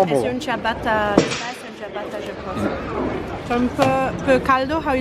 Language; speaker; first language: French; non-native, learner; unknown